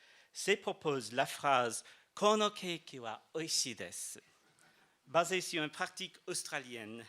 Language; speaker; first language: French; non-native, fluent; English